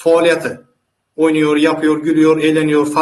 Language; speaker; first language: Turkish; non-native, fluent; Uzbek